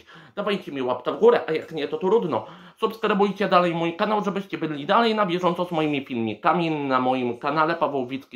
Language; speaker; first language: Polish; native; Polish